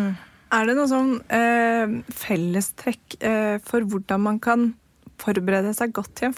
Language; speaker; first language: Norwegian; native; Norwegian